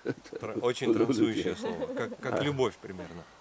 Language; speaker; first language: Russian; native; Russian